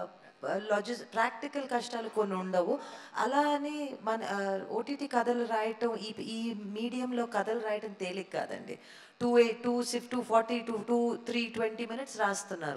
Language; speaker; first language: Telugu; native; Telugu